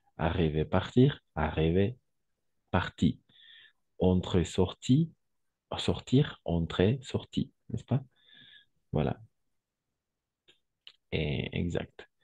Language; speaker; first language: French; non-native, fluent; Spanish